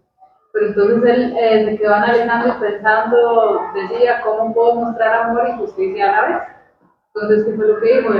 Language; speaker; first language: Spanish; native; Spanish